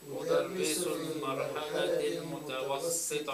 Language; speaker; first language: Arabic; non-native, learner; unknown